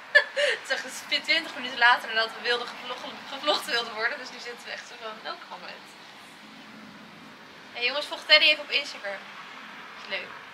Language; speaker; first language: Dutch; native; Dutch